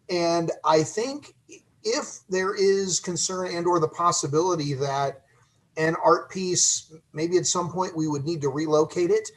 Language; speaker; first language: English; native; English